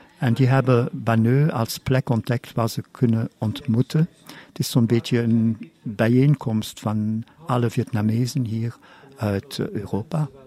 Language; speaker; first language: Dutch; non-native, local second language; German